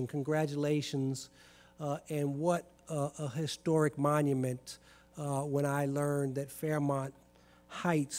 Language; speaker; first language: English; native; English